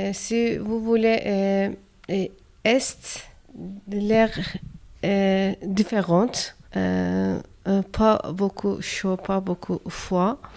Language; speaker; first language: French; non-native, learner; Turkish